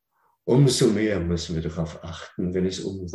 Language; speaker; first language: German; non-native, learner; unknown